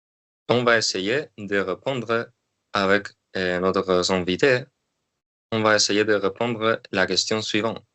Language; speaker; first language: French; non-native, learner; Spanish